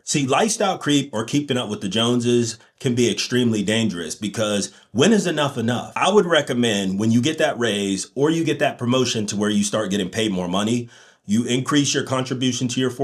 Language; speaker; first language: English; native; English